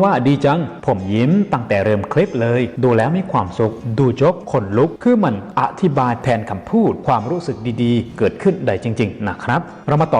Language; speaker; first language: Thai; native; Thai